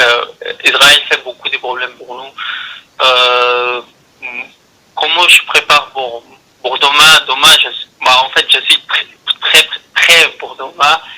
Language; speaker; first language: French; non-native, learner; Arabic